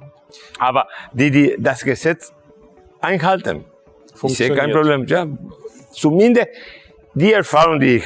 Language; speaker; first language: German; non-native, fluent; Spanish